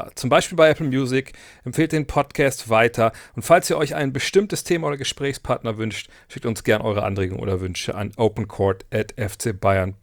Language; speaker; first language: German; native; German